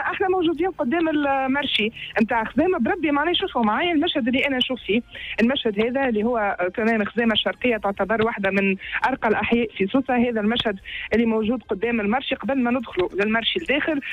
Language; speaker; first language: Arabic; native; Arabic